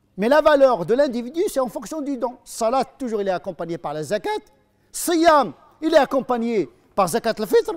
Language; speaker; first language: French; non-native, fluent; Arabic